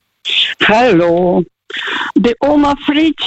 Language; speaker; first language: German; non-native, fluent; Russian